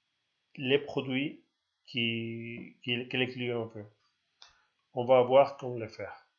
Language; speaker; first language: French; non-native, learner; Spanish